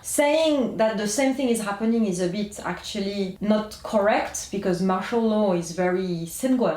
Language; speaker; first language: English; non-native, fluent; French